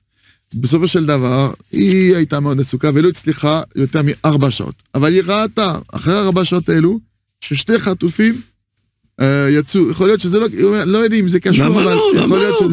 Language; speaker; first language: Hebrew; non-native, fluent; French